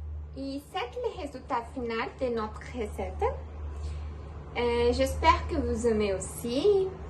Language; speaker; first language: French; non-native, learner; Portuguese